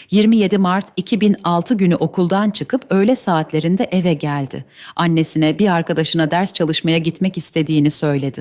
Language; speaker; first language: Turkish; native; Turkish